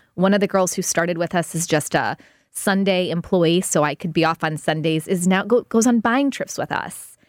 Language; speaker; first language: English; native; English